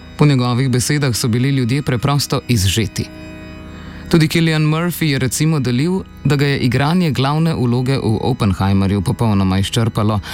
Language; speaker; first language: Slovenian; native; Slovenian